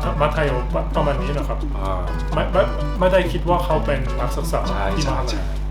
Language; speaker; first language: Thai; non-native, fluent; Korean